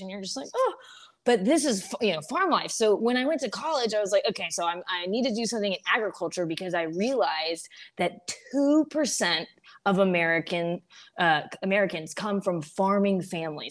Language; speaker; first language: English; native; English